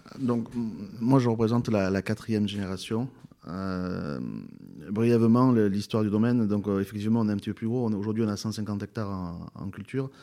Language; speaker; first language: French; native; French